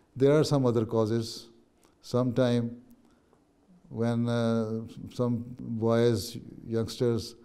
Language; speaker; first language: English; non-native, local second language; Urdu